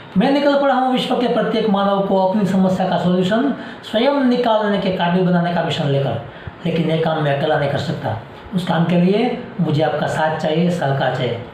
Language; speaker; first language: Hindi; non-native, local second language; Gujarati